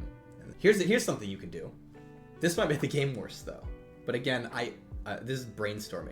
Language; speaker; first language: English; native; English